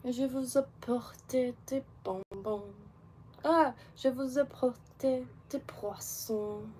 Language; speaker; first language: French; non-native, learner; English